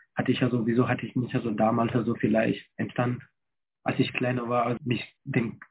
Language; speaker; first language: German; non-native, fluent; French